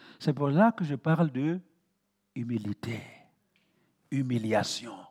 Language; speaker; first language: French; non-native, local second language; Mossi